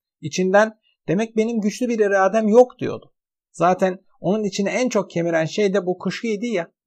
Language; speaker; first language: Turkish; native; Turkish